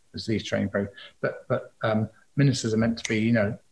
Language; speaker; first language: English; native; English